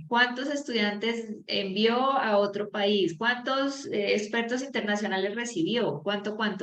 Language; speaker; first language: Spanish; native; Spanish